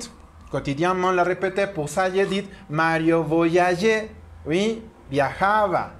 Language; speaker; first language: French; non-native, learner; Spanish